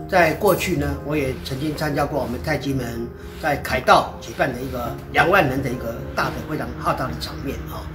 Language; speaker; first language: Chinese; native; Chinese